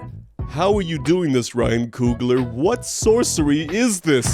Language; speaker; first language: English; native; English